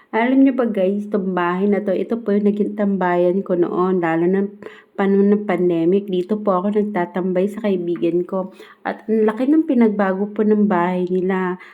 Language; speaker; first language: Filipino; non-native, local second language; Bikol